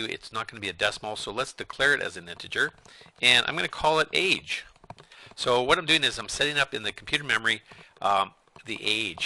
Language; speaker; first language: English; native; English